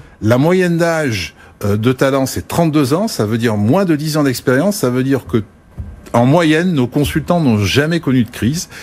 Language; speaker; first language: French; early bilingual, other home language; Arabic